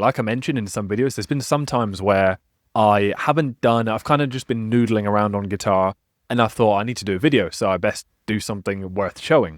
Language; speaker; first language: English; native; English